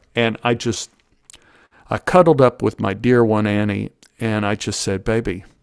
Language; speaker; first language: English; native; English